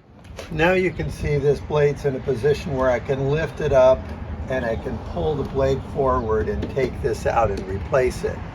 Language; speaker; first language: English; native; English